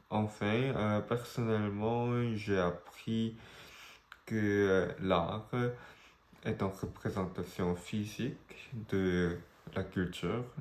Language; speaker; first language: French; non-native, learner; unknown